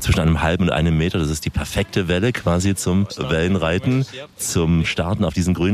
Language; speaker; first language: German; native; German